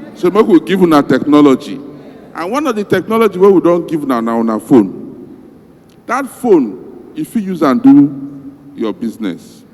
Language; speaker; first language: Nigerian Pidgin; non-native, local second language; Bini